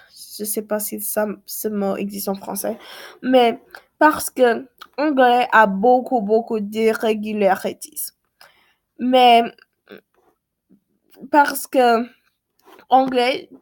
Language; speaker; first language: French; non-native, learner; English